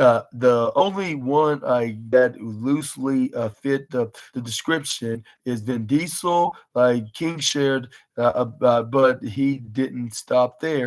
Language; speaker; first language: English; native; English